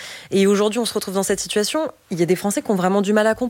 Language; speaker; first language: French; native; French